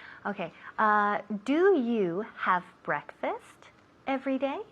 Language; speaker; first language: English; non-native, fluent; Spanish